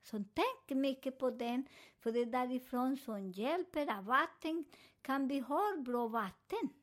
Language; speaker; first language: Swedish; non-native, learner; Spanish